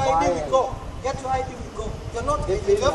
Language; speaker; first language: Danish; non-native, fluent; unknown